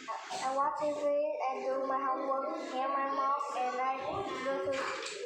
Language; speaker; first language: English; non-native, learner; Vietnamese